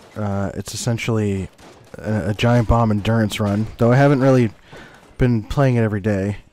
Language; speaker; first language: English; native; English